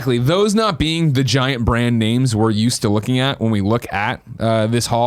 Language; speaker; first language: English; native; English